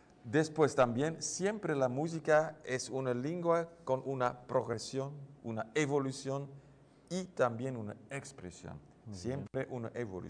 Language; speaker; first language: Spanish; non-native, learner; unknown